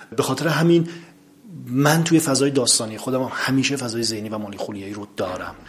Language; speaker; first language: Persian; native; Persian